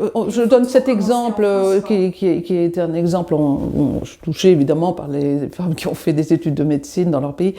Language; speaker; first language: French; native; French